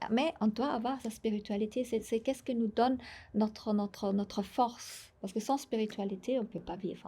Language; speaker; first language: French; non-native, fluent; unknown